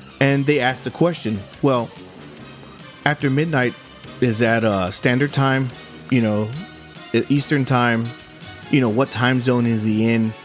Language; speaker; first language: English; native; English